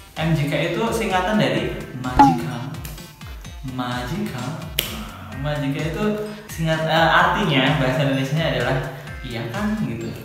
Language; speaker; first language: Indonesian; native; Indonesian